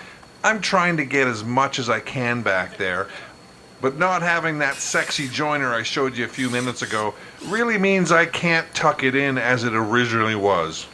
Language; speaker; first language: English; native; English